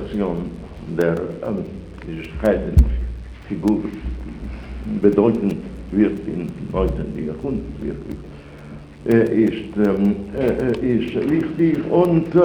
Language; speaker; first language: German; non-native, fluent; Italian